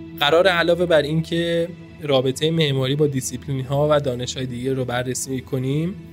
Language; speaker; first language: Persian; native; Persian